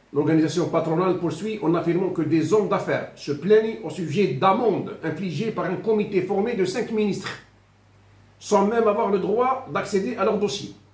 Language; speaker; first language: French; non-native, local second language; Arabic